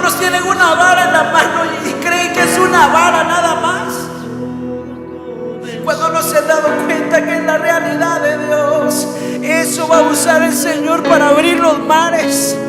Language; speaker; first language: Spanish; native; Spanish